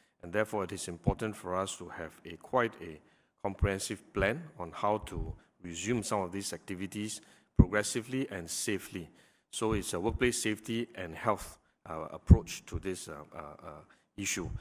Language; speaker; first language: English; non-native, local second language; Chinese